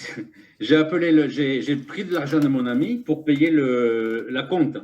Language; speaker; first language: French; native; French